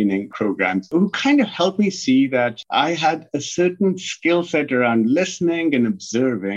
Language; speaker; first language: English; non-native, local second language; Punjabi